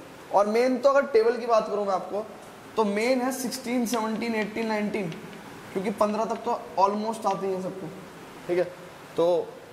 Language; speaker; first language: Hindi; native; Hindi